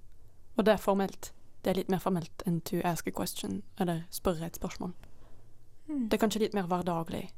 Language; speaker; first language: Norwegian; non-native, fluent; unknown